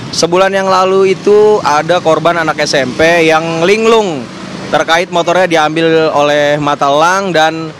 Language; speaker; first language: Indonesian; native; Indonesian